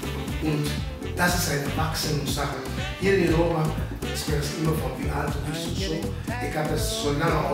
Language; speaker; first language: German; non-native, fluent; Papiamento